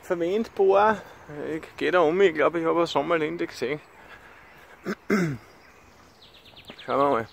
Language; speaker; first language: German; native; German